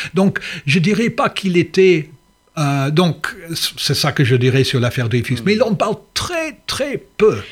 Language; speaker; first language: French; non-native, fluent; English